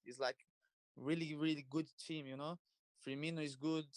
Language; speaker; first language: English; non-native, learner; Portuguese